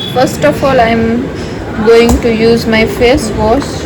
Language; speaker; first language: English; non-native, local second language; Gujarati